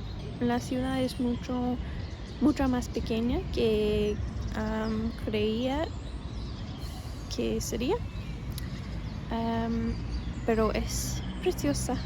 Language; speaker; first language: Spanish; non-native, fluent; English